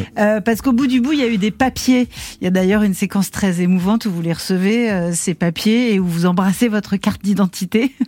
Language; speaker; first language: French; native; French